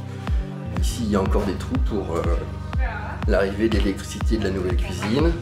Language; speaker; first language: French; native; French